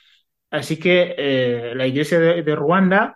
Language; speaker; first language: Spanish; non-native, fluent; Kinyarwanda